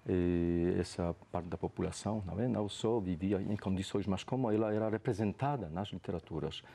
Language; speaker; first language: Portuguese; non-native, fluent; Polish